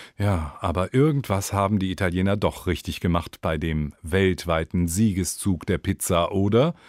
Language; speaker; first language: German; native; German